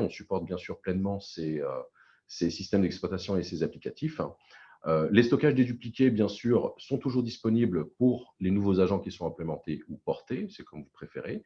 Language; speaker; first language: French; native; French